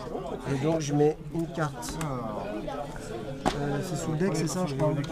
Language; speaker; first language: French; native; French